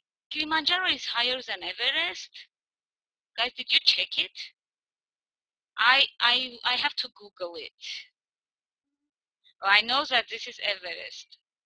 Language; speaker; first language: English; non-native, fluent; Armenian